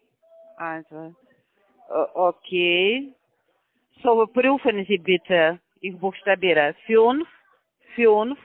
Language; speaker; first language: German; non-native, learner; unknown